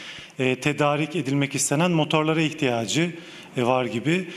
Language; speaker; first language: Turkish; native; Turkish